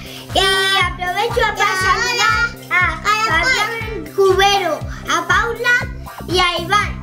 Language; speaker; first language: Spanish; native; Spanish